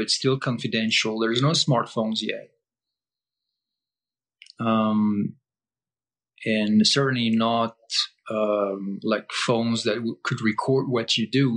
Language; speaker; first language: English; non-native, fluent; French